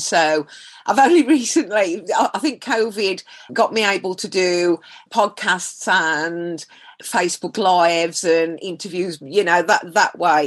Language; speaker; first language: English; native; English